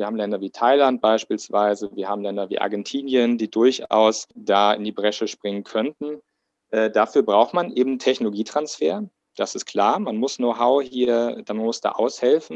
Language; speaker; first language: German; native; German